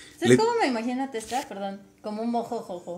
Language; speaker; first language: Spanish; native; Spanish